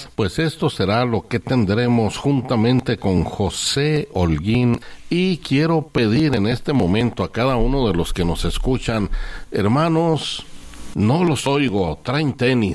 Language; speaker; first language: Spanish; native; Spanish